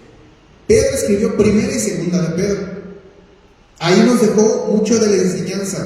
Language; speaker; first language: Spanish; native; Spanish